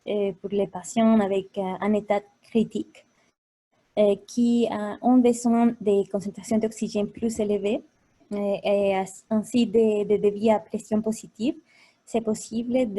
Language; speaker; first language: French; non-native, fluent; Spanish